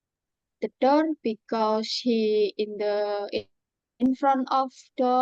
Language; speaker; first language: English; non-native, learner; Indonesian